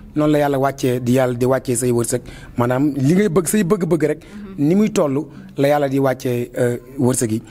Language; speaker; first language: Wolof; native; Wolof